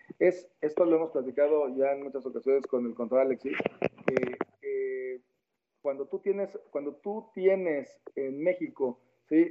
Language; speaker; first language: Spanish; native; Spanish